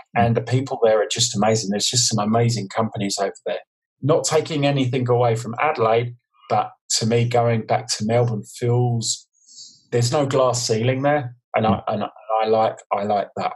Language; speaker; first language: English; native; English